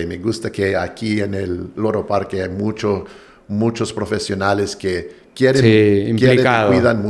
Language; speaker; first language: Spanish; non-native, fluent; English